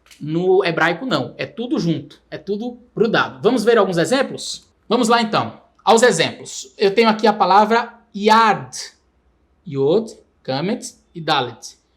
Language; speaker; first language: Portuguese; native; Portuguese